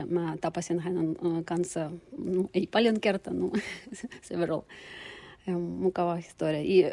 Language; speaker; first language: Finnish; non-native, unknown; Russian